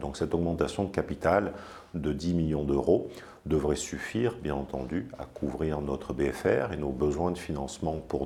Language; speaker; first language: French; native; French